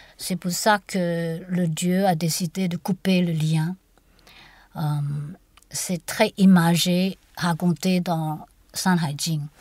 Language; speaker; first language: French; non-native, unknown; Chinese